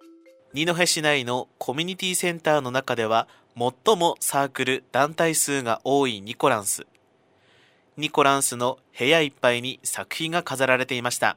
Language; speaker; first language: Japanese; native; Japanese